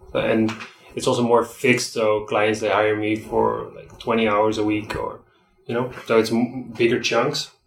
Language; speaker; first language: English; non-native, fluent; Dutch